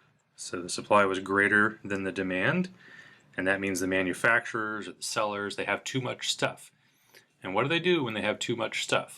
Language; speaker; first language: English; native; English